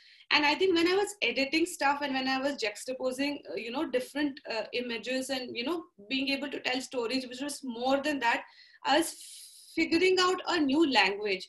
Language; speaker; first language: English; non-native, local second language; Marathi